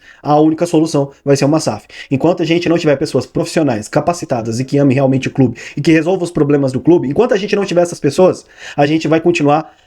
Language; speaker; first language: Portuguese; native; Portuguese